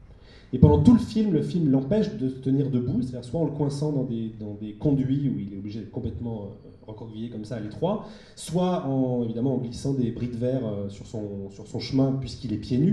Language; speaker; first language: French; native; French